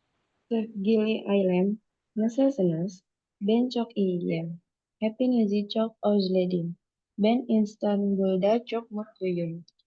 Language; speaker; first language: Turkish; non-native, learner; Indonesian